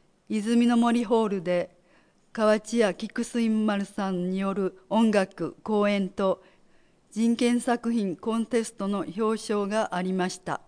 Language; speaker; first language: Japanese; native; Japanese